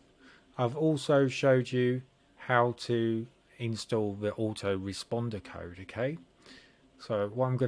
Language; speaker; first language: English; native; English